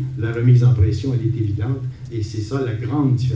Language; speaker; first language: French; native; French